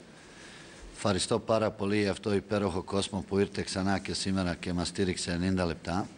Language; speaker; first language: Greek; non-native, fluent; Bosnian